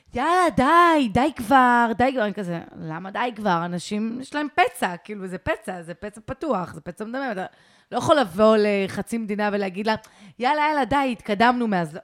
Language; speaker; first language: Hebrew; native; Hebrew